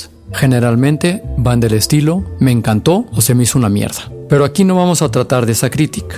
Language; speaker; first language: Spanish; native; Spanish